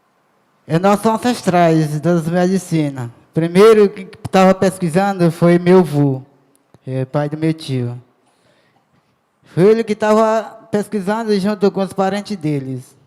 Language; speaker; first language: Portuguese; non-native, local second language; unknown